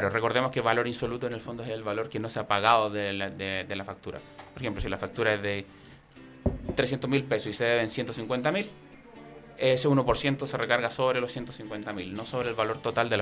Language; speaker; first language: Spanish; native; Spanish